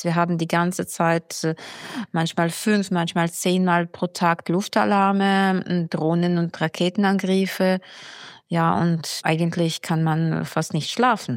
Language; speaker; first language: German; non-native, fluent; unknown